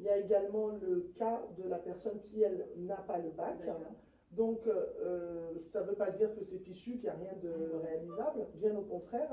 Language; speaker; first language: French; native; French